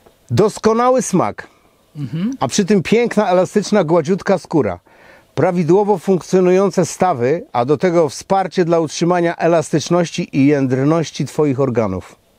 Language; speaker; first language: Polish; native; Polish